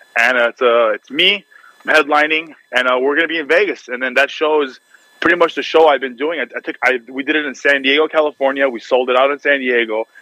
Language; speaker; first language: English; native; English